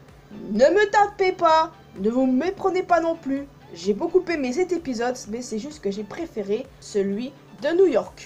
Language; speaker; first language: French; native; French